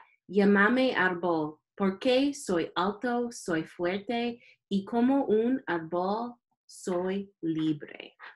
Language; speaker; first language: Spanish; non-native, learner; English